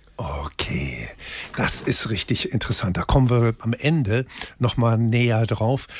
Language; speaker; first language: German; native; German